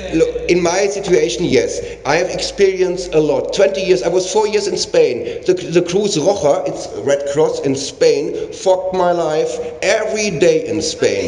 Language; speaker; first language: English; non-native, learner; German